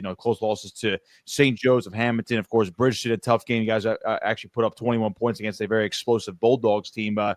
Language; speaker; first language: English; native; English